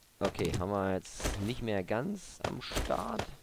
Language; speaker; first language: German; native; German